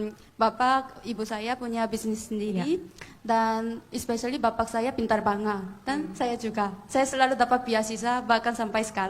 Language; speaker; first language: Indonesian; non-native, fluent; Korean